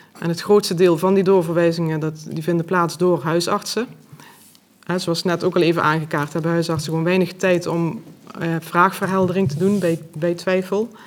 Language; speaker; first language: Dutch; native; Dutch